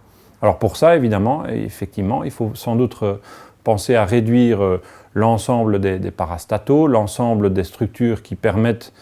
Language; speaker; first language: French; native; French